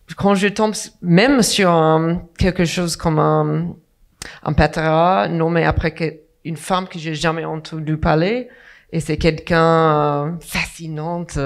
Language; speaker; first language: French; non-native, fluent; English